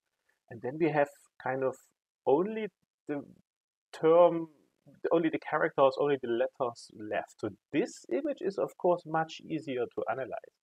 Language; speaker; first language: English; non-native, fluent; German